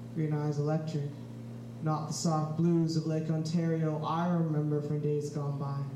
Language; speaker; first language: English; native; English